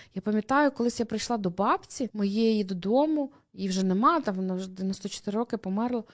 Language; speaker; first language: Ukrainian; native; Ukrainian